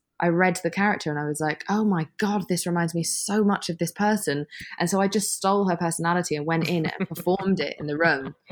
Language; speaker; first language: English; native; English